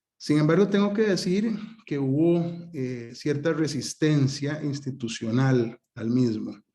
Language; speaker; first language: Spanish; native; Spanish